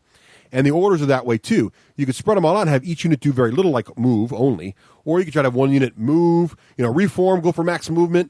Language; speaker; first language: English; native; English